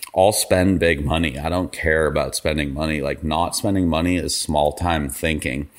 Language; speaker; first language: English; native; English